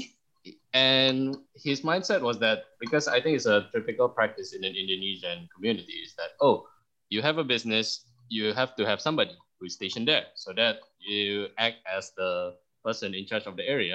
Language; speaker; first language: English; early bilingual, other home language; Indonesian